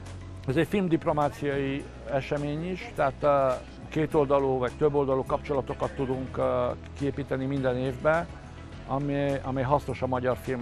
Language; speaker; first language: Hungarian; native; Hungarian